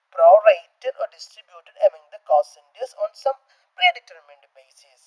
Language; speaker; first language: English; non-native, local second language; Malayalam